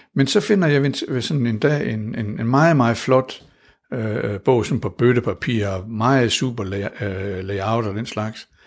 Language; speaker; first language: Danish; native; Danish